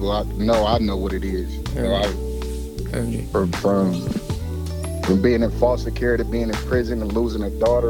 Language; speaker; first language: English; native; English